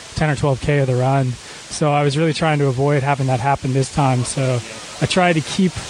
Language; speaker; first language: English; native; English